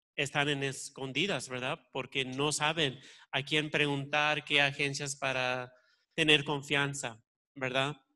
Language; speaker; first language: Spanish; early bilingual, heritage; Spanish